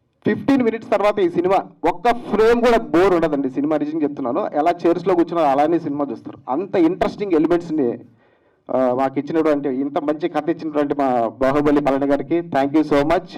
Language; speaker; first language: Telugu; native; Telugu